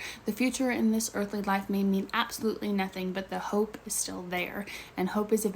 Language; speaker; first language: English; native; English